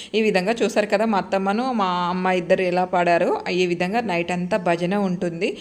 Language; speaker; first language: Telugu; non-native, local second language; Lambadi